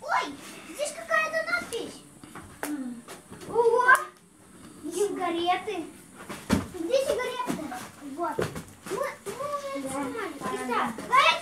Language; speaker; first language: Russian; native; Russian